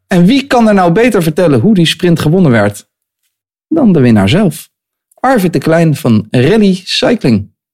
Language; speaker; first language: Dutch; native; Dutch